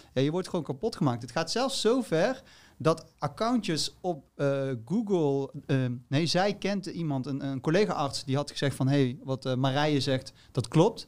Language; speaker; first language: Dutch; native; Dutch